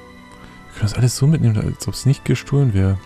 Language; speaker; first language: German; native; German